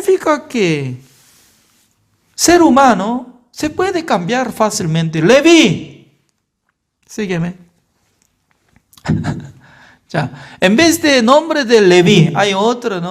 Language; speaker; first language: Spanish; non-native, fluent; Korean